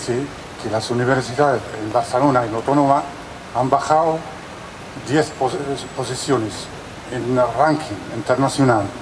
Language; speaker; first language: Spanish; non-native, fluent; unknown